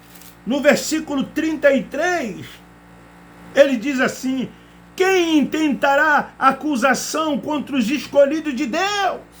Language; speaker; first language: Portuguese; native; Portuguese